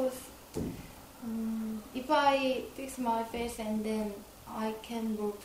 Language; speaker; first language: English; non-native, learner; Korean